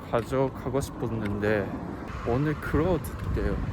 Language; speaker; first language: Korean; non-native, learner; Japanese